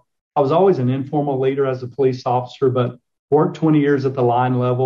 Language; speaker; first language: English; native; English